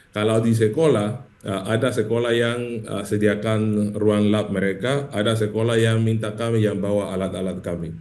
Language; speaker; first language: Indonesian; non-native, fluent; English